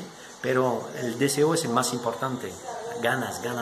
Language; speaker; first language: Spanish; non-native, fluent; French